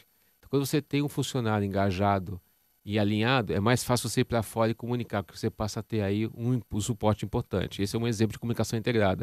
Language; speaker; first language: Portuguese; native; Portuguese